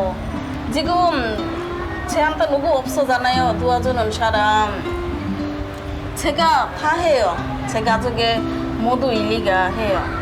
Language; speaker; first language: Korean; non-native, local second language; Bangla